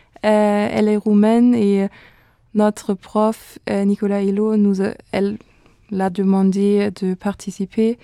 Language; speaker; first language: French; non-native, fluent; German